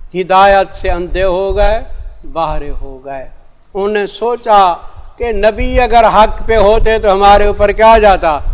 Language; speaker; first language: Urdu; non-native, local second language; Saraiki